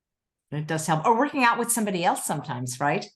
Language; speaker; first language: English; native; English